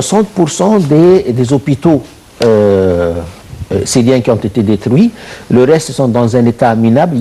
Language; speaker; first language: French; non-native, fluent; Arabic